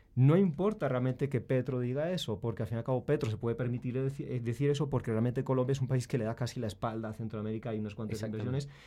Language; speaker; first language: Spanish; native; Spanish